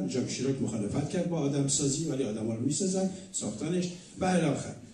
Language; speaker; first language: Persian; native; Persian